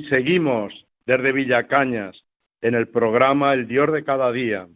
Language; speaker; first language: Spanish; native; Spanish